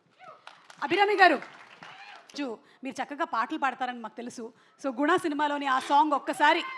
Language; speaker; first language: Telugu; native; Telugu